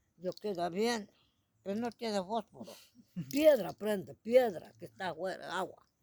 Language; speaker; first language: Spanish; non-native, local second language; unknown